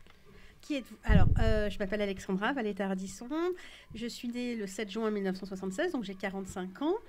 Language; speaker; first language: French; native; French